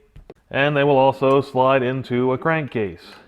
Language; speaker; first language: English; native; English